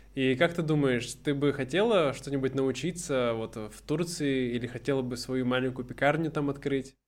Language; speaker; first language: Russian; native; Russian